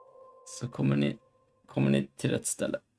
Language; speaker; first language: Swedish; native; Swedish